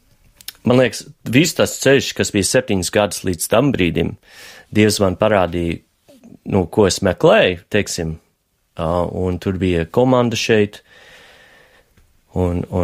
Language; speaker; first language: Latvian; non-native, fluent; English